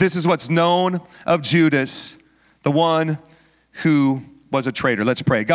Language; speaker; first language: English; native; English